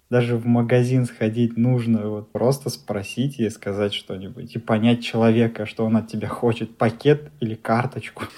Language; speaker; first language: Russian; native; Russian